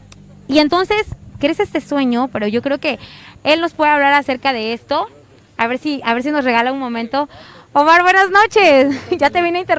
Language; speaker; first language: Spanish; native; Spanish